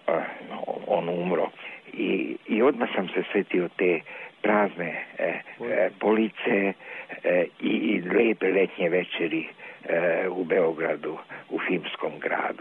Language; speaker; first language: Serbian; non-native, local second language; Hungarian